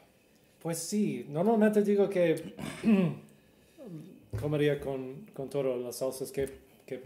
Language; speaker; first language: Spanish; non-native, learner; English